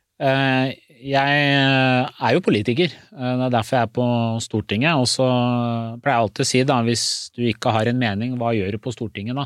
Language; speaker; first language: Norwegian; early bilingual, other home language; Persian